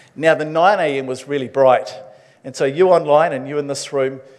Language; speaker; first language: English; native; English